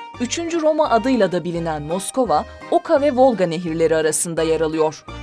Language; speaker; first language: Turkish; native; Turkish